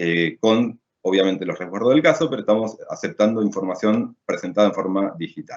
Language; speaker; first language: Spanish; native; Spanish